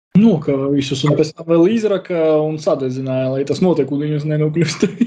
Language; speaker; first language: Latvian; non-native, local second language; Russian